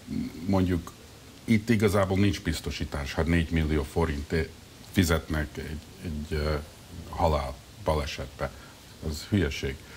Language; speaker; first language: Hungarian; early bilingual, heritage; Hungarian